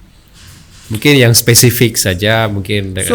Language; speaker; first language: Indonesian; native; Indonesian